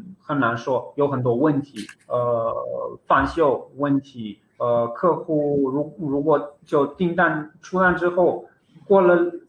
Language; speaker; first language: Chinese; non-native, fluent; Romanian